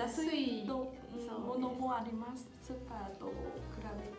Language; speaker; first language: Japanese; non-native, fluent; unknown